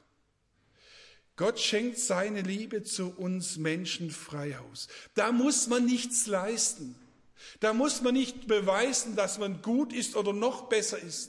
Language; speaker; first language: German; native; German